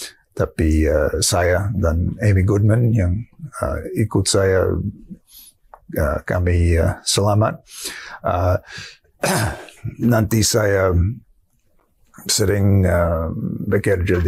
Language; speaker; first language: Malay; non-native, fluent; English